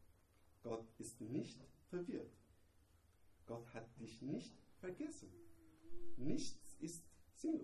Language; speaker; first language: German; non-native, learner; Persian